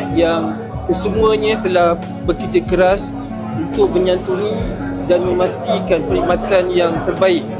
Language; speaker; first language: Malay; native; Malay